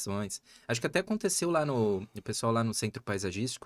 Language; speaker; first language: Portuguese; native; Portuguese